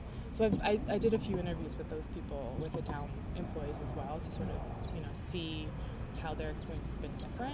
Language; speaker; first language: English; native; English